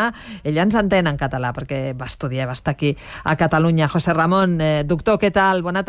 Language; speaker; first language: Catalan; native; Catalan